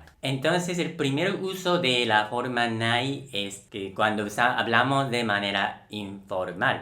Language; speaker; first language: Spanish; non-native, local second language; Japanese